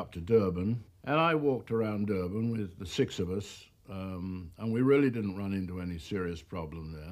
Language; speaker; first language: English; native; English